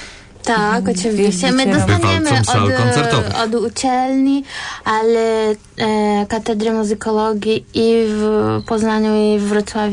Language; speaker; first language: Polish; non-native, fluent; Portuguese